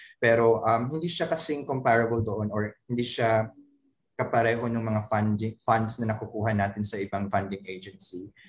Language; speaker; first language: Filipino; native; Filipino